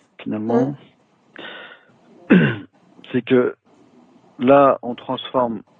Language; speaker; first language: French; native; French